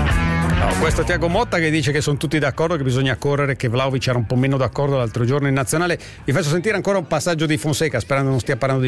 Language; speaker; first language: Italian; native; Italian